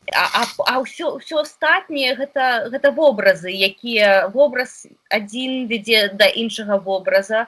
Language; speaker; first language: Belarusian; non-native, local second language; Russian